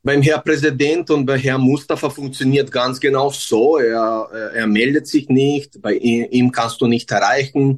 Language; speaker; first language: German; non-native, fluent; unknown